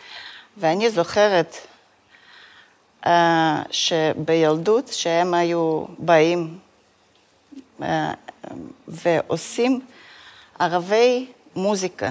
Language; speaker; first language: Hebrew; non-native, fluent; Russian